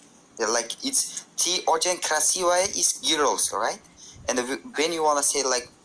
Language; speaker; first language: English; non-native, learner; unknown